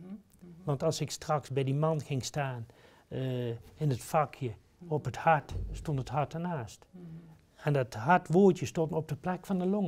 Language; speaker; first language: Dutch; native; Dutch